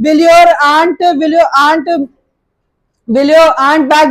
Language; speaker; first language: English; non-native, learner; Hindi